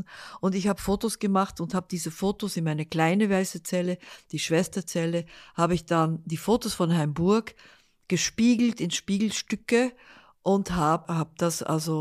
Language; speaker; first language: German; early bilingual, other home language; Dutch